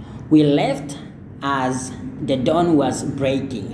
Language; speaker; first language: English; non-native, fluent; Indonesian